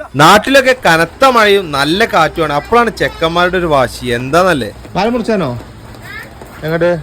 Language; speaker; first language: Malayalam; native; Malayalam